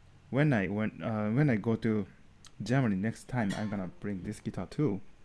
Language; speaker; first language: English; non-native, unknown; Japanese